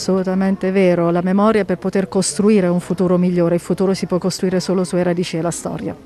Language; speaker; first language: Italian; native; Italian